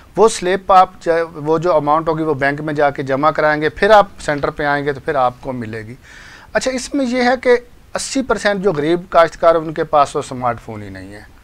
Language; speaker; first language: Urdu; non-native, local second language; Punjabi